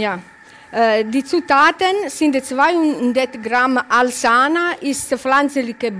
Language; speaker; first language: German; non-native, learner; Italian